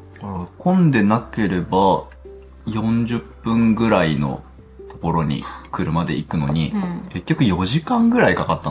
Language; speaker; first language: Japanese; native; Japanese